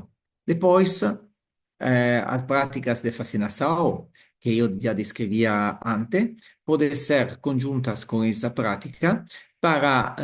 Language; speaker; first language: Portuguese; non-native, learner; Italian